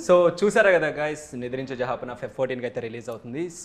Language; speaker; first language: Telugu; native; Telugu